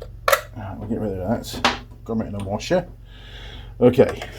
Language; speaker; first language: English; native; English